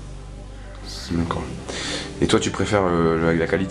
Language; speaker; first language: French; native; French